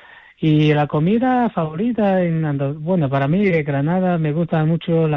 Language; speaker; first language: Spanish; non-native, fluent; Chinese